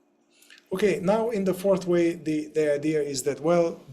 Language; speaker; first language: English; non-native, fluent; Romanian